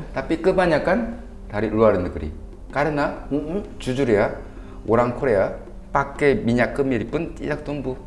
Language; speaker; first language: Indonesian; non-native, fluent; Korean